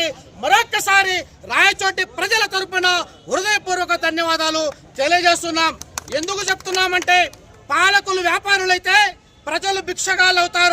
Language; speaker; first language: Telugu; native; Telugu